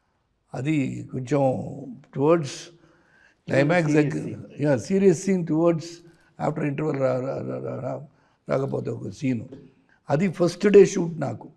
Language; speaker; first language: Telugu; non-native, fluent; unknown